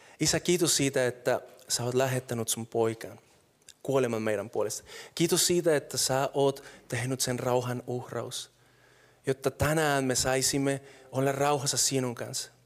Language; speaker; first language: Finnish; non-native, fluent; Spanish